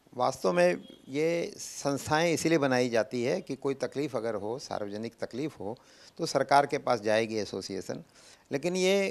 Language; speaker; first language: Hindi; native; Hindi